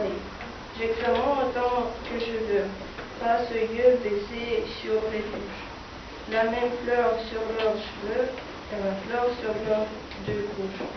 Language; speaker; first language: French; non-native, learner; Russian